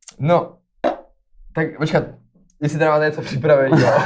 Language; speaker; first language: Czech; native; Czech